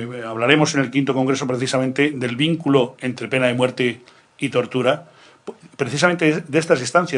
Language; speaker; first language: Spanish; native; Spanish